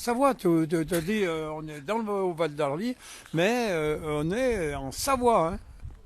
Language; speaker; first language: French; native; French